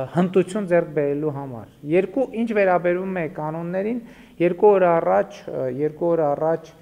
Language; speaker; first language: Armenian; native; Armenian